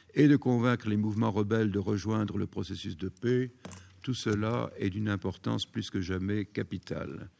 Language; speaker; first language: French; native; French